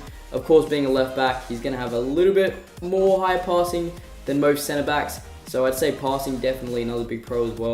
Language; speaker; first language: English; native; English